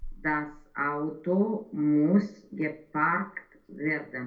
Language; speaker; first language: German; non-native, learner; Romanian